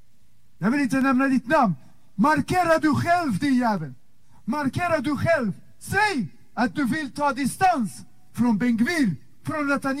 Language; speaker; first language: Swedish; non-native, fluent; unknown